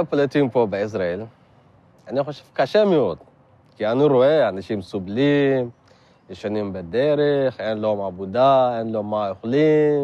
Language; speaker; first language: Hebrew; non-native, learner; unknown